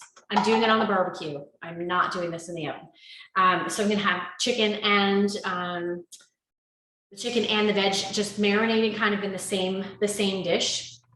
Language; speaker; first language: English; native; English